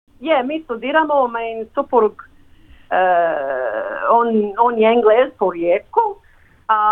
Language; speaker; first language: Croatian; early bilingual, heritage; English